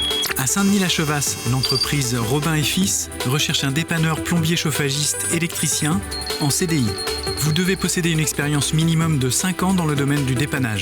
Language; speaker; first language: French; native; French